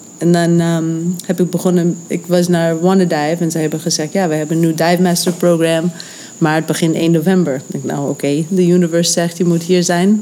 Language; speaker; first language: Dutch; non-native, fluent; English